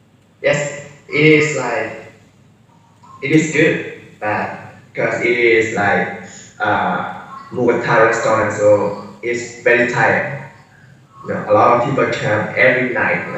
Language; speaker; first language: English; non-native, learner; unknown